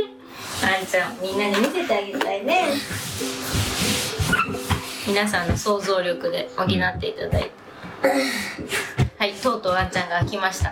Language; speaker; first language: Japanese; native; Japanese